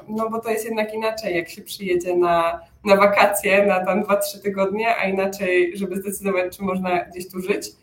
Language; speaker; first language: Polish; native; Polish